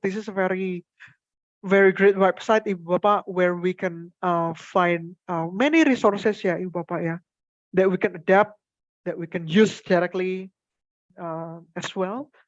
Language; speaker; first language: English; non-native, fluent; Indonesian